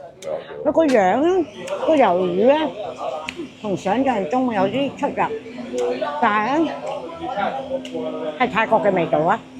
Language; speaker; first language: Cantonese; native; Cantonese